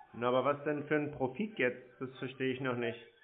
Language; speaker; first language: German; native; German